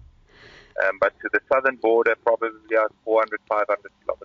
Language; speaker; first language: English; non-native, local second language; Afrikaans